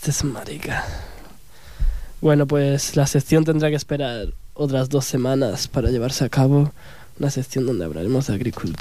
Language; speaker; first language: Spanish; native; Spanish